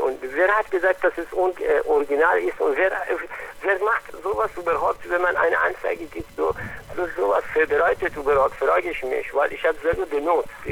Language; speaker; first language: German; non-native, learner; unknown